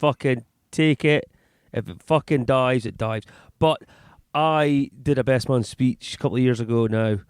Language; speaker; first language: English; native; English